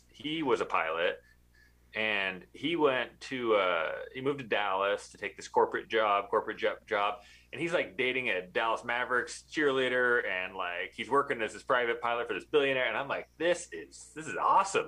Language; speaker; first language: English; native; English